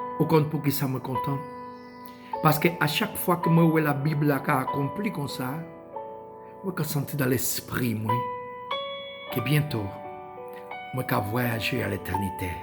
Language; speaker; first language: Haitian Creole; non-native, fluent; Spanish